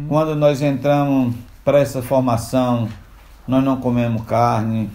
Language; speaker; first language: Portuguese; non-native, local second language; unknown